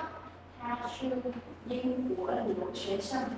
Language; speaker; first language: Chinese; non-native, learner; Vietnamese